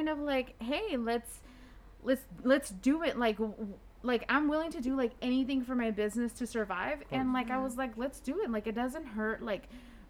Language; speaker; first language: English; native; English